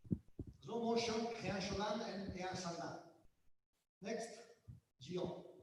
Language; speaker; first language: English; non-native, learner; Italian